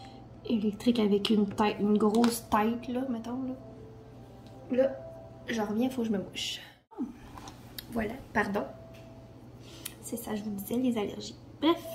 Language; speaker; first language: French; native; French